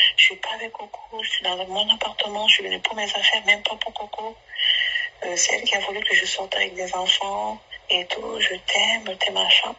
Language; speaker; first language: French; non-native, local second language; Basaa